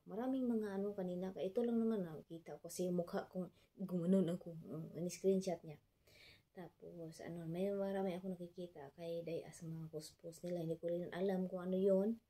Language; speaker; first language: Filipino; non-native, local second language; Cebuano